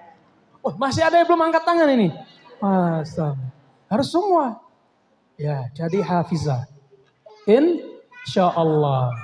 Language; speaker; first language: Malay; non-native, fluent; Arabic